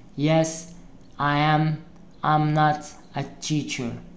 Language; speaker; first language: English; non-native, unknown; Arabic